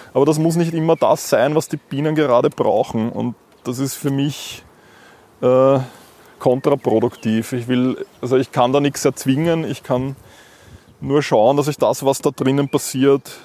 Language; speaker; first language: German; native; German